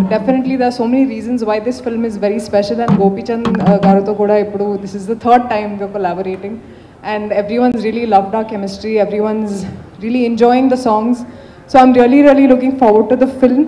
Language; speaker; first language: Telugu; non-native, local second language; Hindi